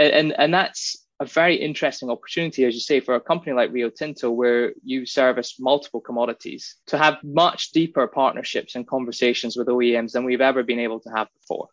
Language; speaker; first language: English; native; English